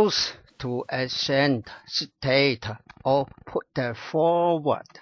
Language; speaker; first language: English; non-native, learner; Chinese